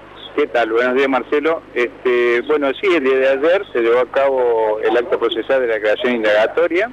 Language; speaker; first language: Spanish; native; Spanish